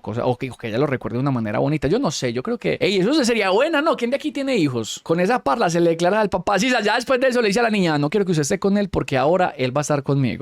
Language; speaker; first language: Spanish; native; Spanish